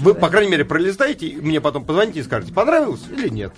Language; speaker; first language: Russian; native; Russian